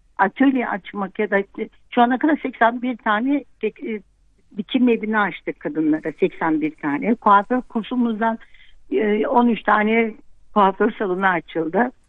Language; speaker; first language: Turkish; non-native, local second language; Kurdish